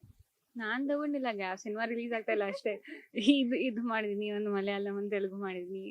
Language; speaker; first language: Kannada; non-native, local second language; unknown